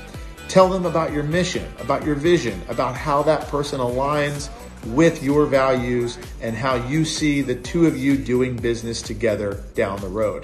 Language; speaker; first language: English; native; English